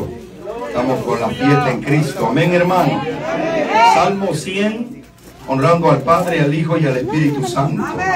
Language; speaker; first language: Spanish; native; Spanish